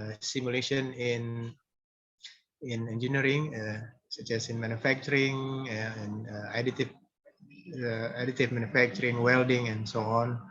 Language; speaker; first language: English; non-native, fluent; Indonesian